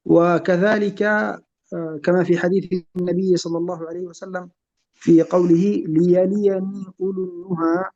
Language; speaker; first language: Arabic; native; Arabic